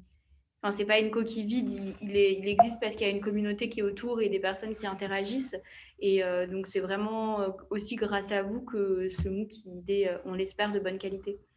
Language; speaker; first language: French; native; French